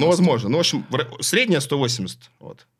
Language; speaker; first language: Russian; native; Russian